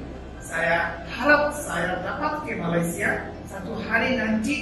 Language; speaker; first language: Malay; non-native, learner; Bangla